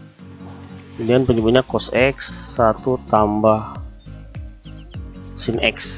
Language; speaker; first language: Indonesian; native; Indonesian